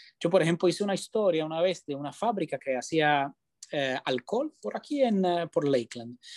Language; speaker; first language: Spanish; non-native, fluent; Italian